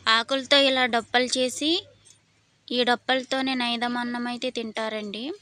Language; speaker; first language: Telugu; non-native, local second language; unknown